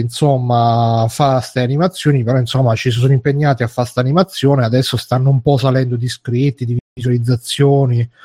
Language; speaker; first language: Italian; native; Italian